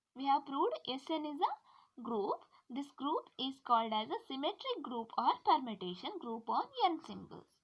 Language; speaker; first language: English; non-native, local second language; Kannada